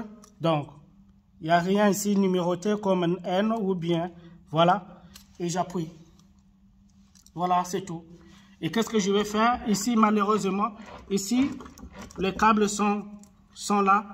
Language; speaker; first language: French; non-native, local second language; Arabic